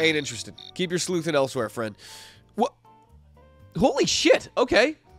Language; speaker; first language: English; native; English